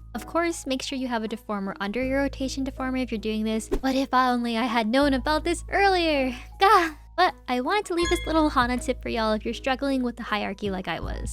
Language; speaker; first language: English; native; English